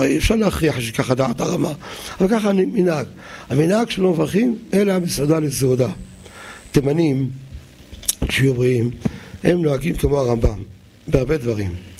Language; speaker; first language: Hebrew; native; Hebrew